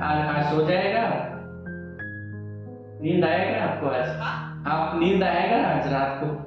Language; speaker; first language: Hindi; non-native, local second language; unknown